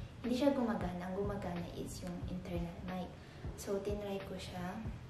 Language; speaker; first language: Filipino; native; Filipino